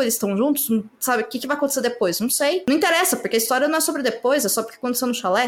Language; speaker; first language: Portuguese; native; Portuguese